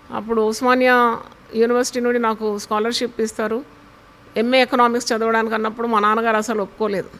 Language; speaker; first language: Telugu; non-native, local second language; Malayalam